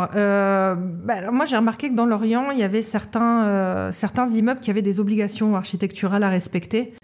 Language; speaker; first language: French; native; French